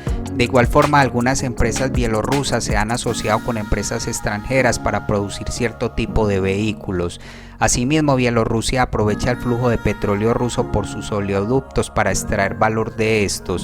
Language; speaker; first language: Spanish; native; Spanish